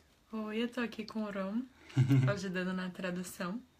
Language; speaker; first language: Portuguese; native; Portuguese